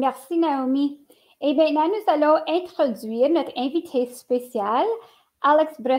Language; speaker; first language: French; native; French